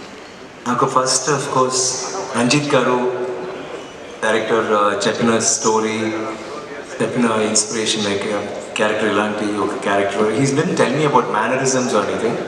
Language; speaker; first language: Telugu; non-native, fluent; Tamil